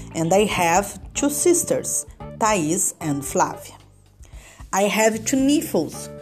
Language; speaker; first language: English; non-native, learner; Portuguese